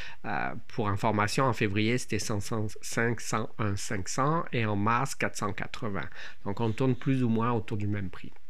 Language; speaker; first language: French; native; French